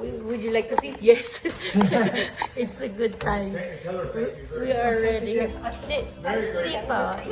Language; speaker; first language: English; non-native, learner; Japanese